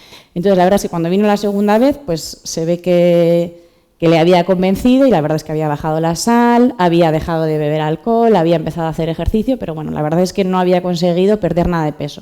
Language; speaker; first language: Spanish; native; Spanish